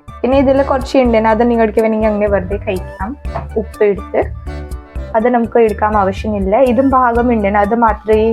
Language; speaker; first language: Malayalam; non-native, learner; Hindi